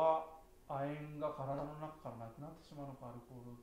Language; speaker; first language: Japanese; native; Japanese